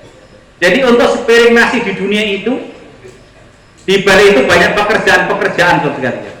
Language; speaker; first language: Indonesian; non-native, local second language; Javanese